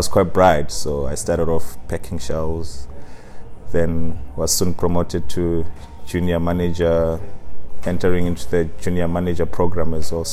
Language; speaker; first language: English; non-native, local second language; Shona